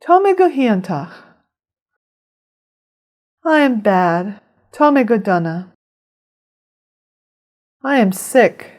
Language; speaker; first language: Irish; non-native, fluent; English